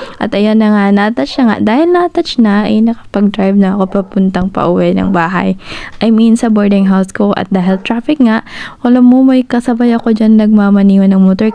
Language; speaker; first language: Filipino; non-native, local second language; Cebuano